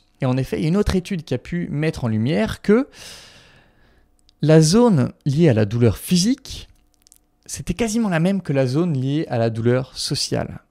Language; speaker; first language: French; native; French